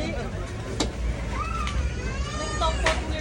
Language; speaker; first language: French; non-native, learner; Thai